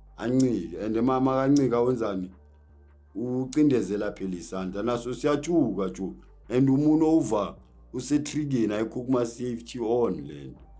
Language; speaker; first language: Zulu; native; Zulu